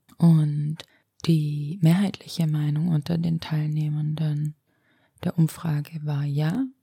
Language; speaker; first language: German; early bilingual, other home language; Romanian